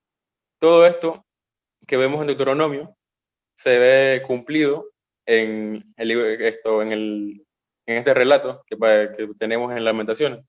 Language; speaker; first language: Spanish; native; Spanish